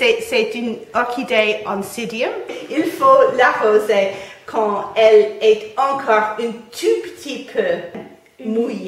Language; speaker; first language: French; non-native, fluent; English